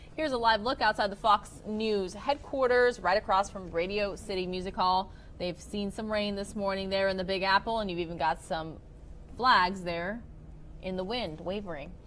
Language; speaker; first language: English; native; English